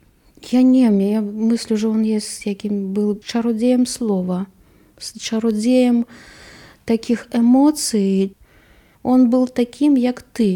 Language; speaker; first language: Polish; non-native, learner; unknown